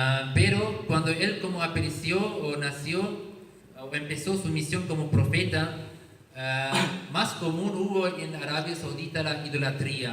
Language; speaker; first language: Spanish; non-native, learner; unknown